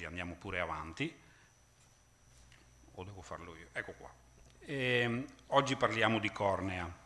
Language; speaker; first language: Italian; native; Italian